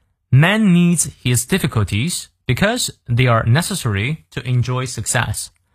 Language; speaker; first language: English; non-native, fluent; Chinese